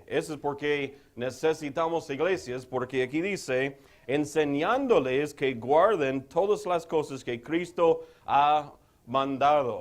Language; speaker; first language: Spanish; non-native, fluent; English